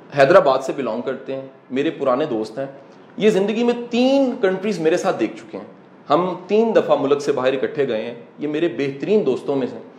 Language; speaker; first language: Urdu; non-native, local second language; Punjabi